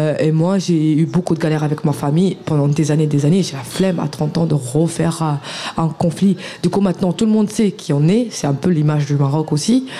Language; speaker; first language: French; non-native, local second language; Arabic